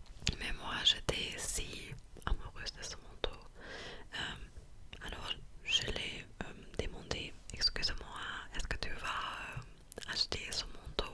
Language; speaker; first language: French; non-native, fluent; German